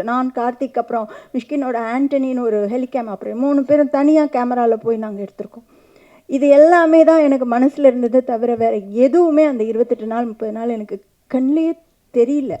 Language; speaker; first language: Tamil; native; Tamil